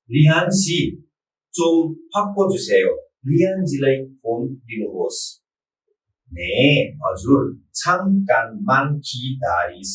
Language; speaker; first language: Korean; non-native, fluent; Nepali